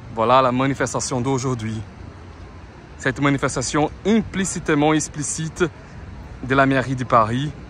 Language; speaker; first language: French; non-native, fluent; Portuguese